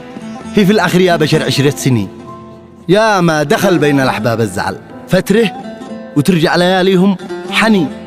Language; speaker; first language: Arabic; native; Arabic